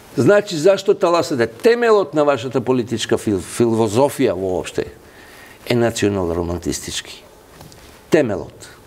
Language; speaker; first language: Macedonian; non-native, local second language; Albanian